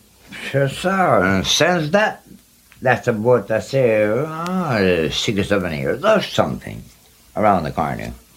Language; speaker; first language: English; non-native, local second language; French